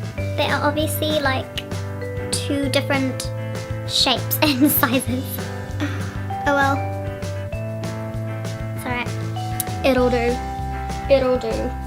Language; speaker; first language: English; non-native, local second language; Sinhala